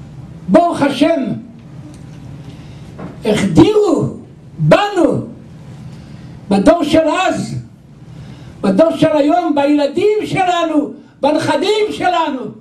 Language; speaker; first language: Hebrew; non-native, local second language; Yiddish